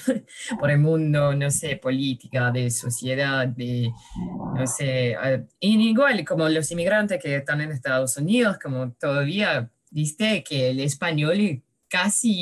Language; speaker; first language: Spanish; early bilingual, heritage; English